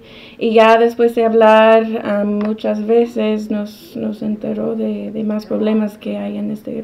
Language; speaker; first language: Spanish; non-native, fluent; English